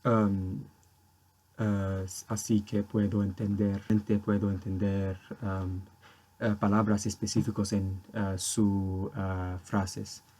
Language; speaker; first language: Spanish; non-native, learner; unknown